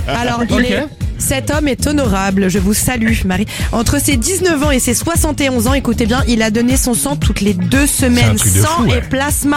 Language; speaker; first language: French; native; French